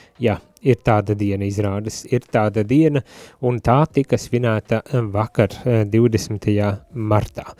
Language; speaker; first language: Latvian; native; Latvian